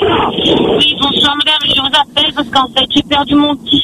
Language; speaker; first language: French; native; French